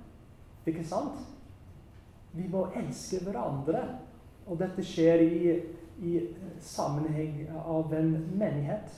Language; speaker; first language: Norwegian; non-native, fluent; English